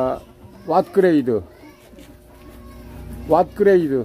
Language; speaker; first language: English; non-native, learner; Korean